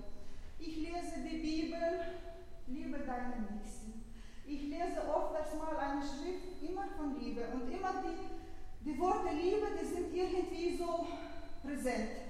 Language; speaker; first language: German; non-native, fluent; Russian